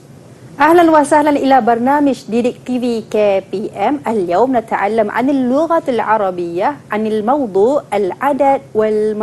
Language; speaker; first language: Arabic; non-native, learner; Malay